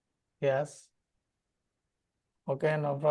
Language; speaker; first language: English; non-native, learner; Bangla